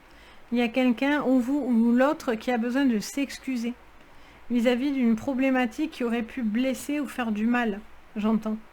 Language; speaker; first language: French; native; French